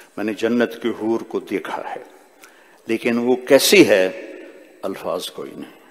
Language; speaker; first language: Urdu; non-native, local second language; Punjabi